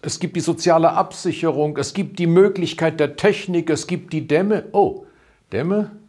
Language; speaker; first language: German; native; German